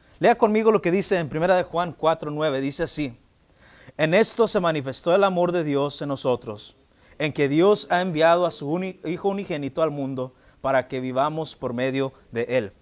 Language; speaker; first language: Spanish; early bilingual, heritage; Spanish